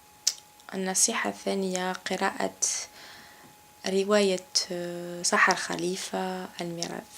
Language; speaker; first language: Arabic; non-native, local second language; Kabyle